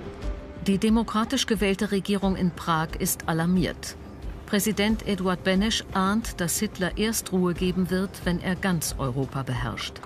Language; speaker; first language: German; native; German